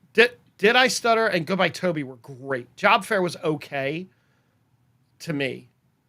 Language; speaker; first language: English; native; English